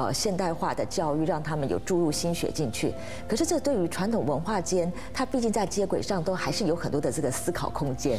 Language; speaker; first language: Chinese; native; Chinese